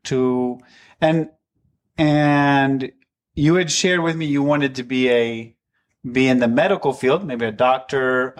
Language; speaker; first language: English; native; English